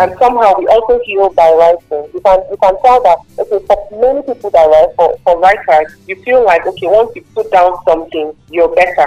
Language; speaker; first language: English; non-native, local second language; Igbo